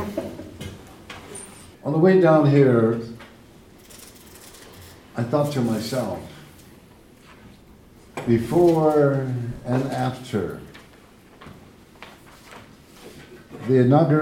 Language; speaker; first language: English; early bilingual, other home language; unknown